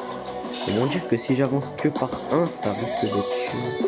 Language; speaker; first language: French; native; French